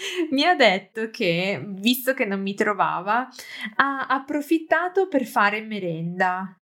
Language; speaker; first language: Italian; native; Italian